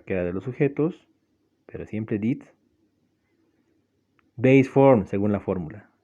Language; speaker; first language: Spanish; non-native, local second language; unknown